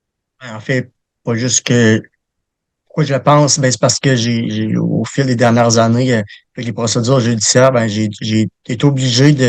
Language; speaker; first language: French; native; French